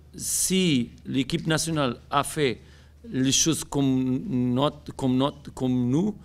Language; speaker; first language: French; non-native, learner; Portuguese